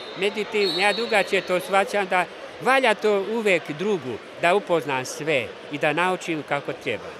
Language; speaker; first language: Bosnian; non-native, local second language; Hungarian